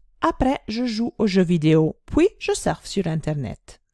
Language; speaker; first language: French; non-native, fluent; Italian